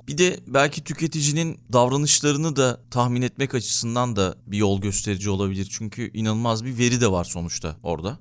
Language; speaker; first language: Turkish; native; Turkish